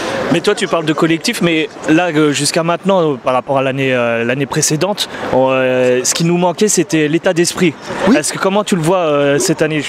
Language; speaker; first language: French; native; French